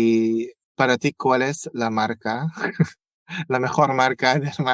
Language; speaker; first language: Spanish; non-native, fluent; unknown